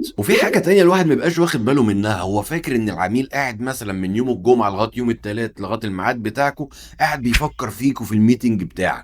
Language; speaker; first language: Arabic; native; Arabic